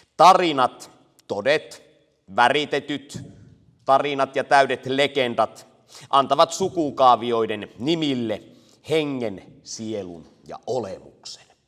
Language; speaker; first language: Finnish; native; Finnish